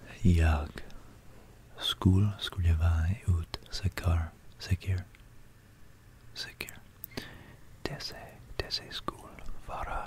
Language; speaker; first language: Swedish; non-native, learner; English